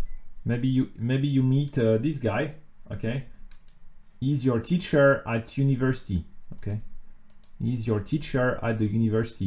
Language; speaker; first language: English; non-native, fluent; French